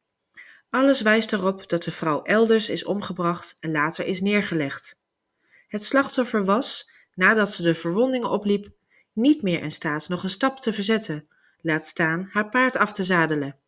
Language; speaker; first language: Dutch; native; Dutch